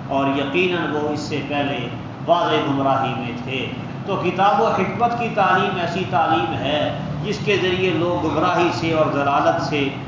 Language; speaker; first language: Urdu; non-native, local second language; Punjabi